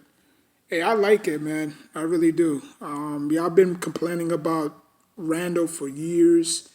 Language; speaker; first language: English; native; English